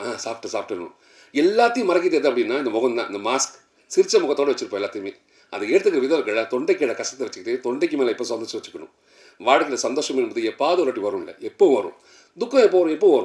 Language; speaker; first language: Tamil; native; Tamil